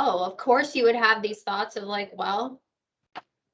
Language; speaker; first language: English; native; English